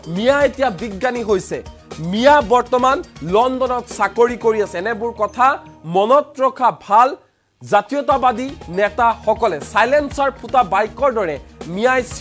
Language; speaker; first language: Assamese; native; Assamese